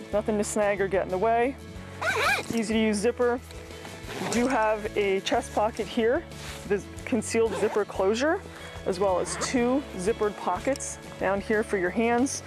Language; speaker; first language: English; native; English